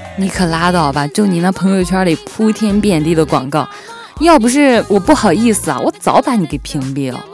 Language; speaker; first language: Chinese; native; Chinese